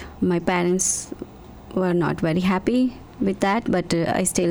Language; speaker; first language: English; non-native, local second language; Gujarati